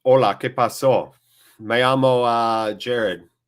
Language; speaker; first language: Spanish; non-native, learner; English